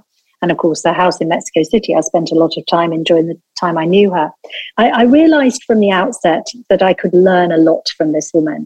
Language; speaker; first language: English; native; English